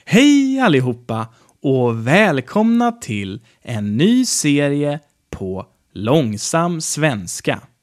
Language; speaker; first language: Swedish; native; Swedish